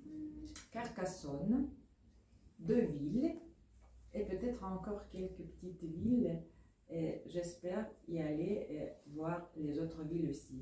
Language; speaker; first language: French; non-native, fluent; Russian